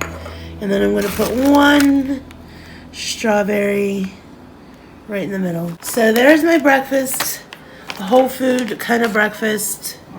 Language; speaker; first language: English; native; English